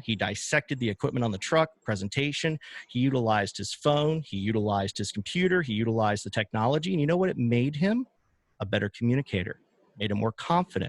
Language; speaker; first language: English; native; English